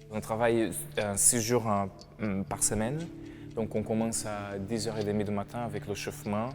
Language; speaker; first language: French; non-native, fluent; Portuguese